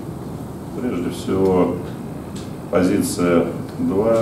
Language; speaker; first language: Russian; native; Russian